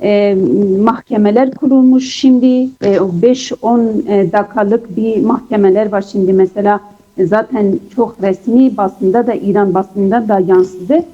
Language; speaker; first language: Turkish; non-native, fluent; Kurdish